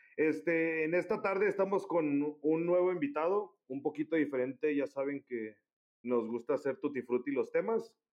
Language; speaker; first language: Spanish; native; Spanish